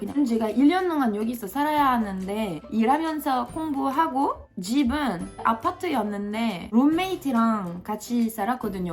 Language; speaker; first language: Korean; non-native, fluent; French